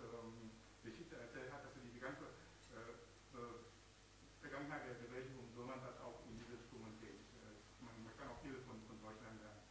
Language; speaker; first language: German; non-native, learner; Vietnamese